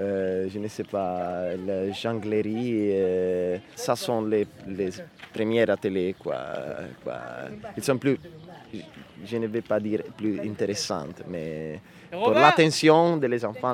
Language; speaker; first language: French; non-native, learner; Italian